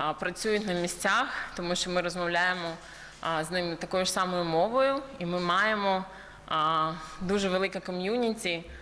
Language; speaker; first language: Ukrainian; early bilingual, heritage; Ukrainian